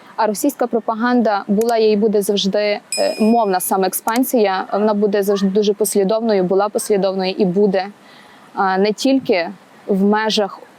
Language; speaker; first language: Ukrainian; native; Ukrainian